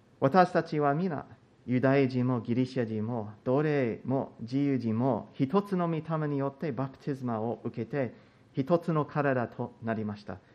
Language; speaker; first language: Japanese; non-native, fluent; English